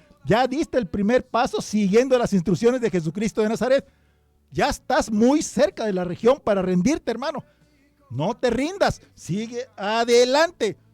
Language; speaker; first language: Spanish; native; Spanish